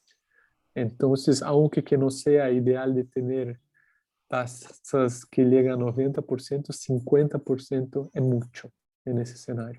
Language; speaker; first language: Spanish; non-native, fluent; Portuguese